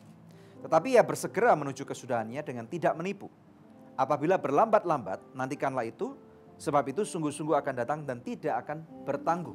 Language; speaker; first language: Indonesian; native; Indonesian